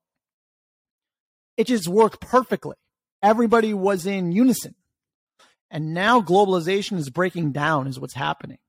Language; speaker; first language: English; native; English